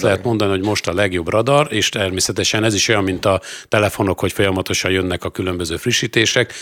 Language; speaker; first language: Hungarian; native; Hungarian